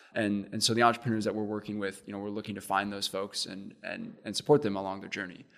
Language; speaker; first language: English; native; English